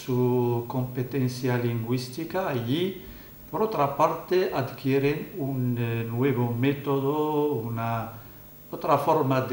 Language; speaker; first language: Spanish; non-native, fluent; Arabic